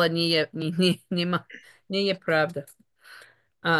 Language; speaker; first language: Slovak; non-native, learner; English